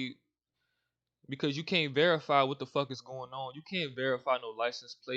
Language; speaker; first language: English; native; English